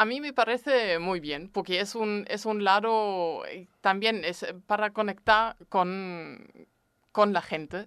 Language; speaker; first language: Spanish; non-native, fluent; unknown